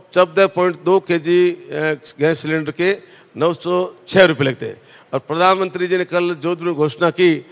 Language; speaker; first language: Hindi; native; Hindi